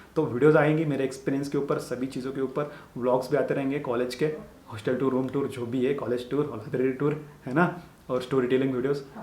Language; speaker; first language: Hindi; non-native, local second language; Marathi